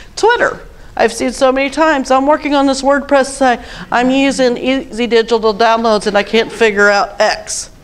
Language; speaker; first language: English; native; English